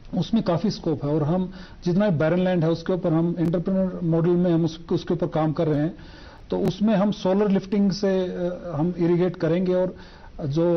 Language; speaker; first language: Hindi; non-native, local second language; Ladakhi